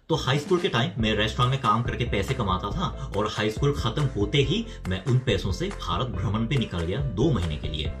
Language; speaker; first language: Hindi; non-native, fluent; Korean